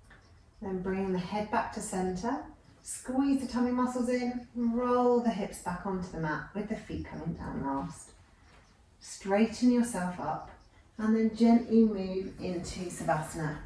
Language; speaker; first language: English; native; English